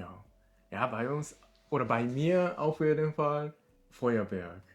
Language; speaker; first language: German; non-native, learner; Japanese